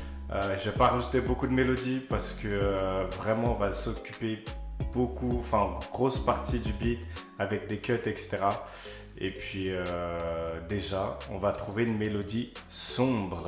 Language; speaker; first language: French; native; French